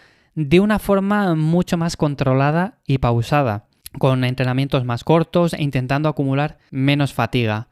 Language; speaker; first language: Spanish; native; Spanish